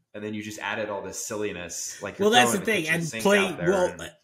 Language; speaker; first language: English; native; English